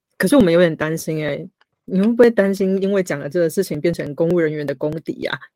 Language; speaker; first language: Chinese; native; Chinese